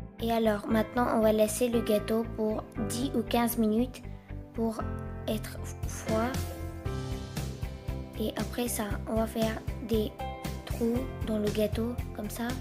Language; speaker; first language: French; non-native, fluent; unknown